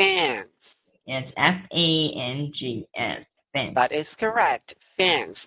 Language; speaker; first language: English; non-native, learner; Chinese